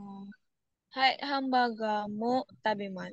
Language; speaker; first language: Japanese; non-native, learner; Filipino